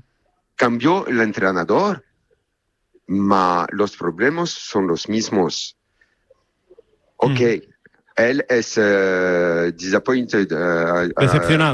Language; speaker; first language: Spanish; non-native, learner; Italian